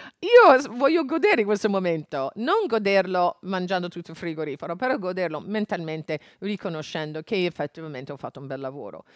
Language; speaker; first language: Italian; non-native, fluent; English